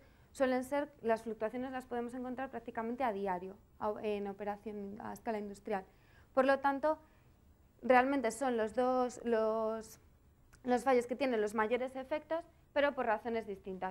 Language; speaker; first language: Spanish; native; Spanish